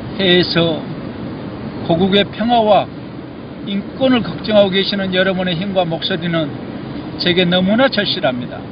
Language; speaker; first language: Korean; native; Korean